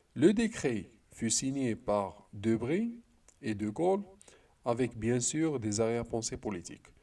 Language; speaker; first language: French; non-native, local second language; Arabic